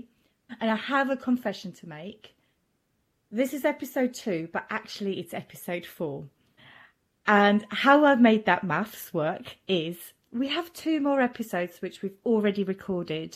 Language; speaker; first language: English; non-native, fluent; German